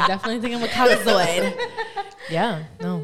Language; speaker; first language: English; non-native, fluent; Spanish